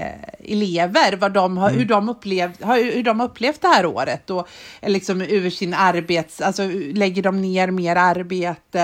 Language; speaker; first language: Swedish; native; Swedish